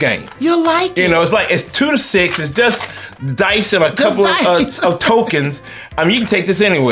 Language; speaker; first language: English; native; English